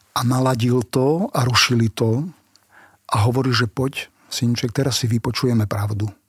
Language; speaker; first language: Slovak; non-native, local second language; Hungarian